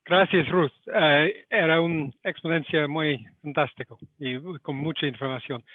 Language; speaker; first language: Spanish; non-native, fluent; English